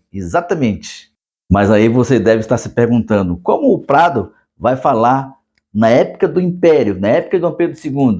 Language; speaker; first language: Portuguese; native; Portuguese